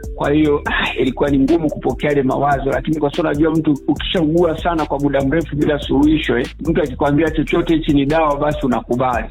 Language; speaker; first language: Swahili; native; Swahili